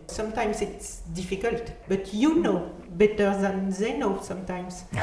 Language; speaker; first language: English; non-native, fluent; French